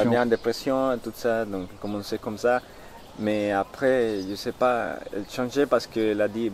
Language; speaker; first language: French; non-native, learner; Spanish